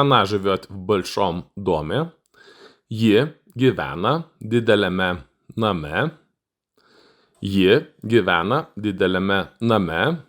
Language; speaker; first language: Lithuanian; non-native, fluent; Russian